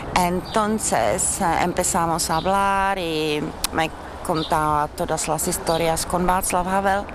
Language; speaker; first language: Spanish; non-native, learner; Czech